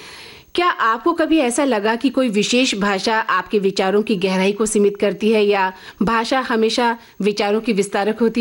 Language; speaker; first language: Hindi; native; Hindi